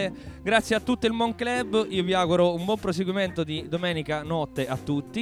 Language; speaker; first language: Italian; native; Italian